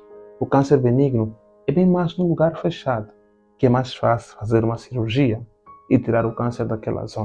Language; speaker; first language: Portuguese; native; Portuguese